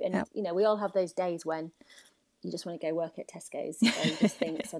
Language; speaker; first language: English; native; English